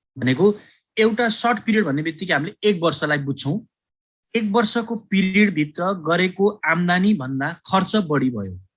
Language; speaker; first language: Nepali; native; Nepali